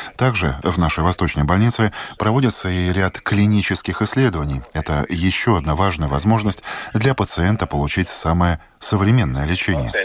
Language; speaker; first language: Russian; non-native, local second language; Latvian